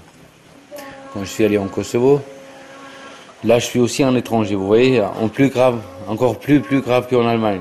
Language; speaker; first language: French; non-native, learner; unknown